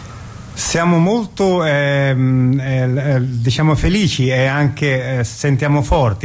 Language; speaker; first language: Italian; non-native, fluent; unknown